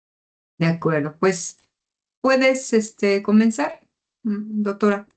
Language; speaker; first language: Spanish; native; Spanish